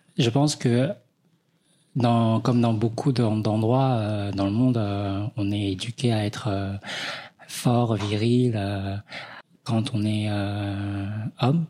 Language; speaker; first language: French; early bilingual, other home language; Vietnamese